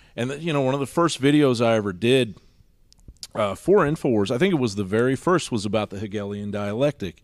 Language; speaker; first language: English; native; English